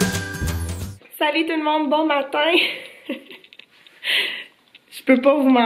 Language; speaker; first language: French; native; French